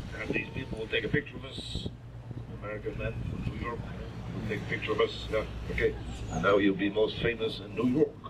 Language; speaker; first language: English; non-native, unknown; Dutch